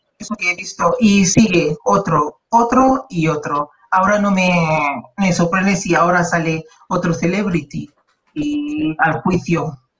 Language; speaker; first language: Spanish; non-native, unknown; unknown